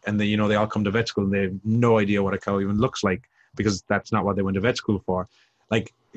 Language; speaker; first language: English; native; English